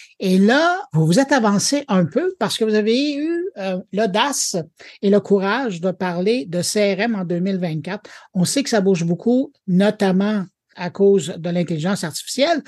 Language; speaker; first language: French; native; French